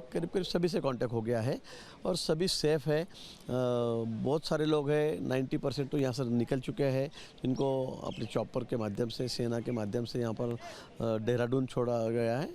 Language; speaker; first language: Hindi; non-native, local second language; Marathi